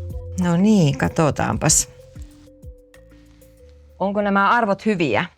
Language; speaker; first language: Finnish; native; Finnish